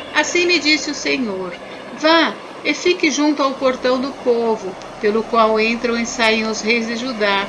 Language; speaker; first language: Portuguese; native; Portuguese